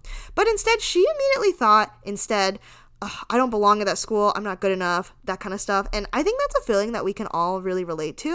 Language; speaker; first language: English; native; English